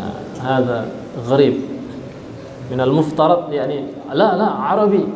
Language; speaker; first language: Arabic; non-native, fluent; Indonesian